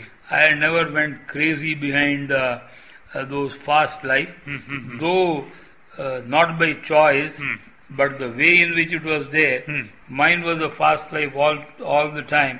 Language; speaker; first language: English; non-native, local second language; Tamil